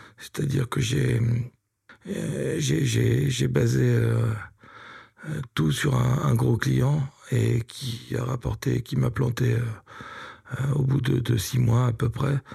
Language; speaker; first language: French; native; French